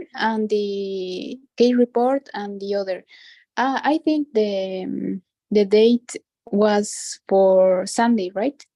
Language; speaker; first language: English; non-native, learner; Spanish